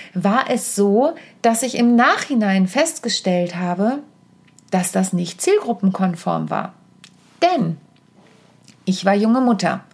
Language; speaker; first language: German; native; German